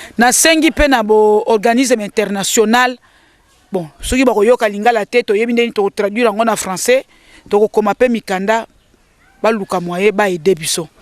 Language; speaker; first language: Lingala; native; Lingala